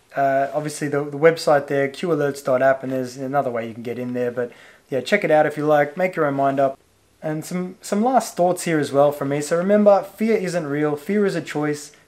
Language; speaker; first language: English; native; English